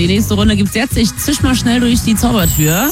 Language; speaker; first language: German; native; German